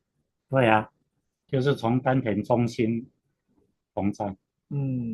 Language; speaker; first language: Chinese; native; Chinese